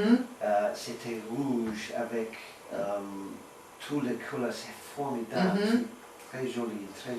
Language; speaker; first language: French; non-native, learner; Swedish